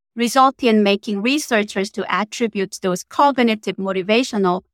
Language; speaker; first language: English; non-native, fluent; Korean